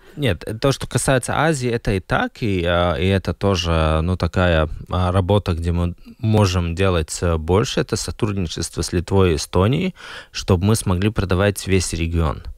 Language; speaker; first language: Russian; non-native, local second language; Latvian